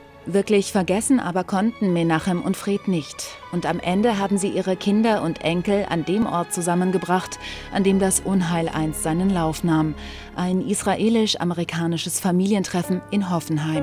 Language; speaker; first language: German; native; German